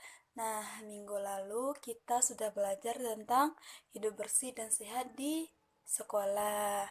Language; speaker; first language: Indonesian; native; Indonesian